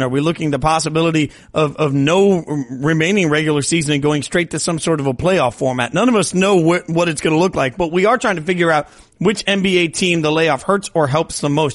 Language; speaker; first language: English; native; English